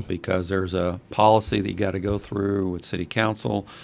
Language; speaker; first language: English; native; English